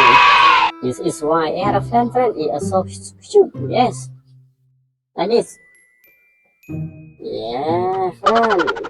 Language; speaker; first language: English; non-native, learner; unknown